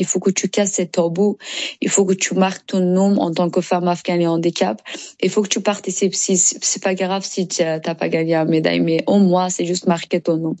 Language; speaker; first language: French; non-native, learner; Persian